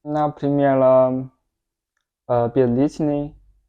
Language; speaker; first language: Russian; non-native, learner; Chinese